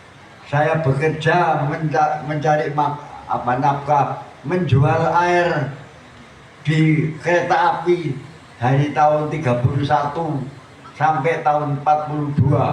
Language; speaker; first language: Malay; non-native, local second language; Javanese